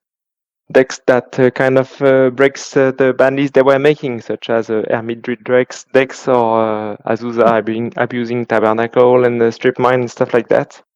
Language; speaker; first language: English; non-native, fluent; French